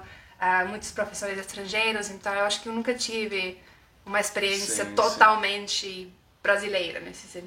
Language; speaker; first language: Portuguese; non-native, fluent; Estonian